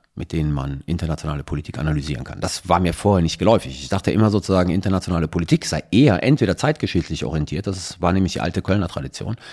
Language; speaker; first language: German; early bilingual, other home language; Italian